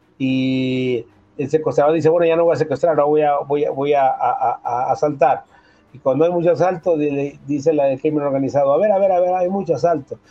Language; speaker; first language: Spanish; native; Spanish